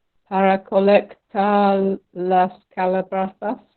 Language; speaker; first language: Spanish; non-native, learner; English